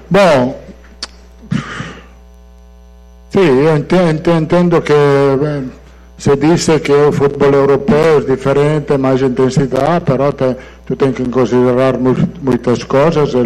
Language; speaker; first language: Portuguese; non-native, fluent; Italian